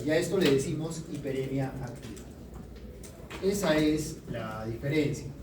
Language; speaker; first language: Spanish; native; Spanish